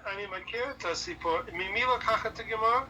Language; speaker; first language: Hebrew; non-native, fluent; English